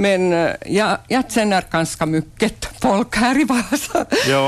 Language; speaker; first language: Swedish; non-native, local second language; Finnish